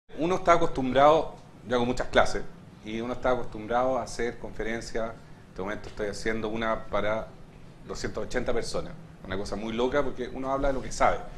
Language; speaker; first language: Spanish; non-native, fluent; Hungarian